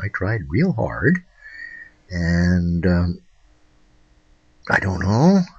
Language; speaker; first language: English; native; English